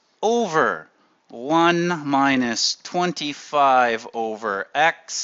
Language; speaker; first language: English; native; English